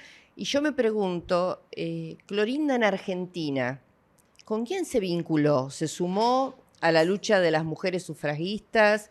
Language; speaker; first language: Spanish; native; Spanish